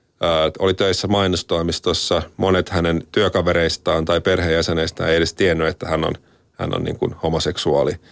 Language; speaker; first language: Finnish; native; Finnish